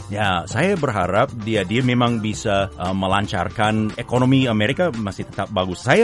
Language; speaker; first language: Indonesian; non-native, fluent; English